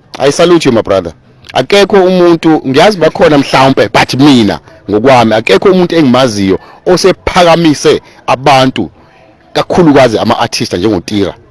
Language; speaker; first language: Zulu; native; Zulu